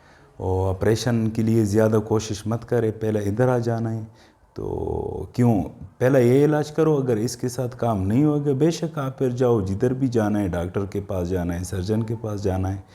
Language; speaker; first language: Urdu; non-native, local second language; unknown